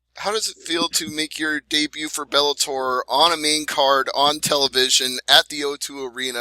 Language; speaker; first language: English; native; English